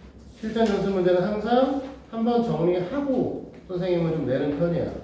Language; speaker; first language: Korean; native; Korean